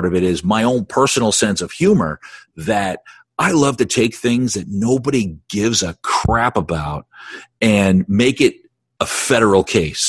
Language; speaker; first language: English; native; English